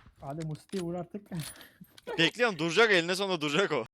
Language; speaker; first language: Turkish; native; Turkish